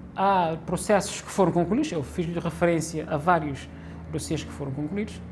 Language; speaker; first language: Portuguese; non-native, local second language; Kabuverdianu